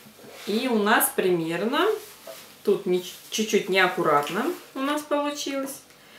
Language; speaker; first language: Russian; native; Russian